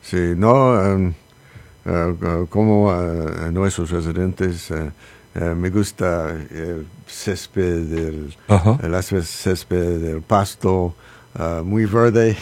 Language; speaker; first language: Spanish; non-native, learner; English